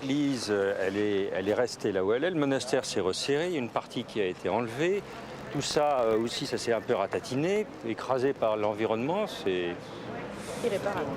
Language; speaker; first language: French; native; French